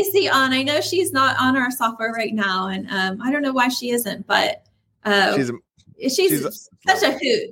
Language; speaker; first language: English; native; English